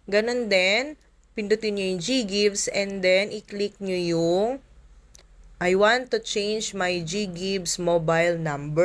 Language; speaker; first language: Filipino; native; Filipino